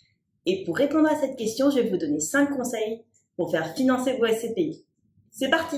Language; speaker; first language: French; native; French